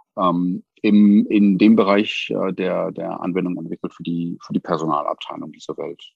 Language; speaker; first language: German; non-native, fluent; English